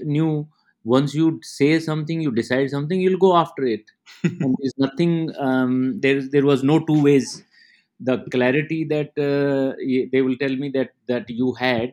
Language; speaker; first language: English; non-native, local second language; Haryanvi